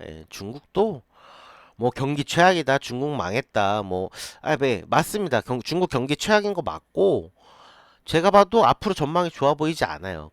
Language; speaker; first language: Korean; native; Korean